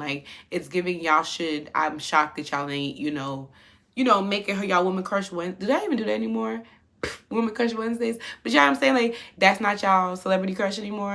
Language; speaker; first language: English; native; English